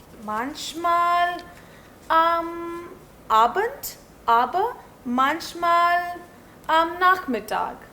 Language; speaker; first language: German; non-native, learner; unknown